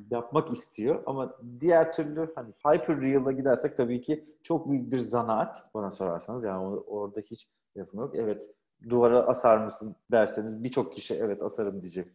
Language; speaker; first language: Turkish; native; Turkish